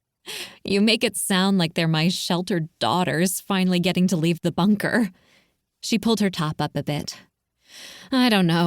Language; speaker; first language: English; native; English